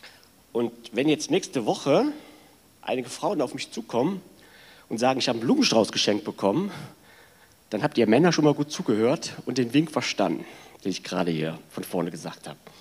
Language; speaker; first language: German; native; German